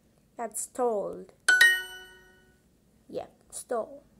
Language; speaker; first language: English; non-native, fluent; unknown